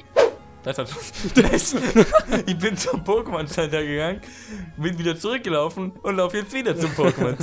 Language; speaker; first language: German; native; German